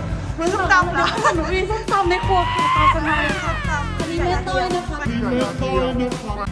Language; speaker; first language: Thai; native; Thai